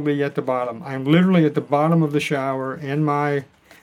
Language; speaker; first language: English; native; English